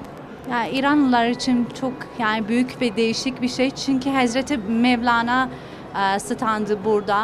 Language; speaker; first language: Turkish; non-native, learner; Persian